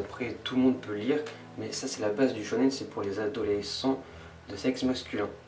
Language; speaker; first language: French; native; French